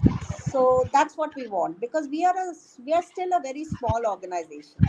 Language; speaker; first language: English; non-native, local second language; Hindi